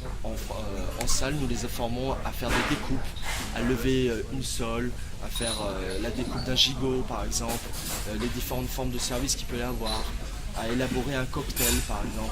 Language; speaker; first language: French; native; French